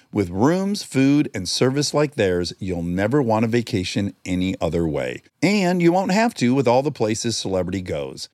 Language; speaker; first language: English; native; English